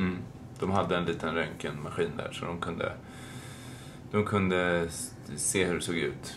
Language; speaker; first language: Swedish; native; Swedish